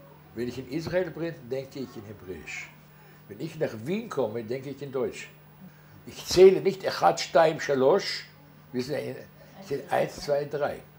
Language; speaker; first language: German; early bilingual, heritage; German